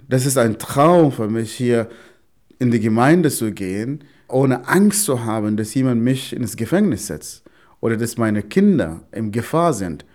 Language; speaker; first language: German; non-native, fluent; Arabic